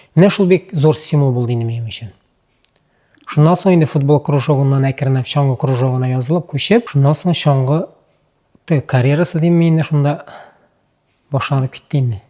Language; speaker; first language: Tatar; early bilingual, other home language; Uzbek